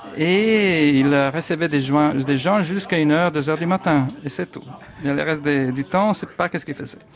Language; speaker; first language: French; non-native, fluent; Italian